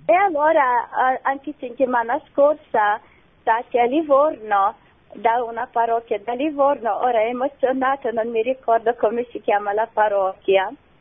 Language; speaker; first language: Italian; non-native, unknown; Ukrainian